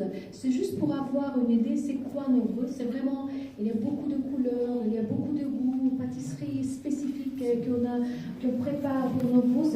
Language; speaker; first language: French; non-native, fluent; Azerbaijani